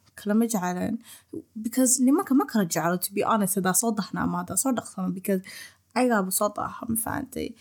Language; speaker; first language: Somali; early bilingual, heritage; Somali